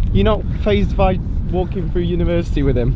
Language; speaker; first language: English; native; English